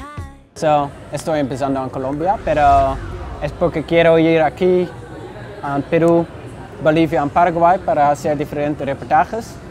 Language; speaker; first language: Spanish; non-native, fluent; Dutch